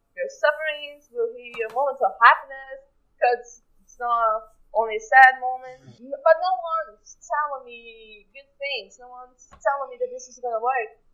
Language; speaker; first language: English; non-native, fluent; Portuguese